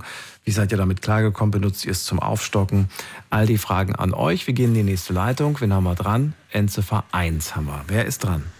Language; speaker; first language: German; native; German